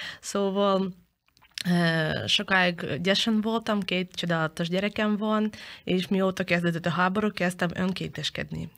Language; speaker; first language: Hungarian; non-native, fluent; Ukrainian